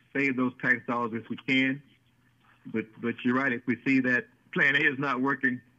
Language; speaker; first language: English; native; English